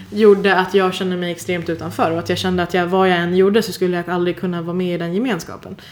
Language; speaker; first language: Swedish; early bilingual, other home language; Persian